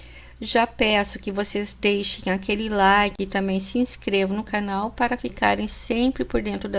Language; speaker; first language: Portuguese; native; Portuguese